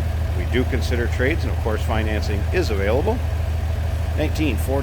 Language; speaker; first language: English; native; English